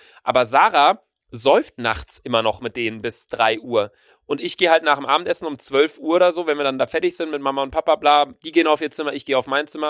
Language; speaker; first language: German; native; German